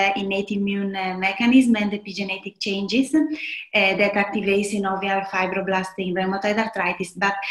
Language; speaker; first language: English; non-native, fluent; Italian